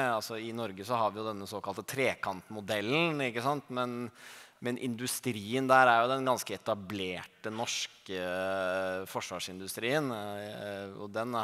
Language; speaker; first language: Norwegian; native; Norwegian